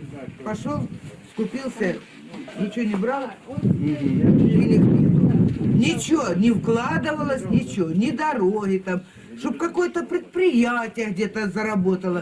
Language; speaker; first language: Russian; native; Russian